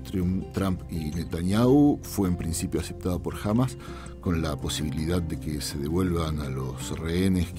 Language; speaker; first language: Spanish; native; Spanish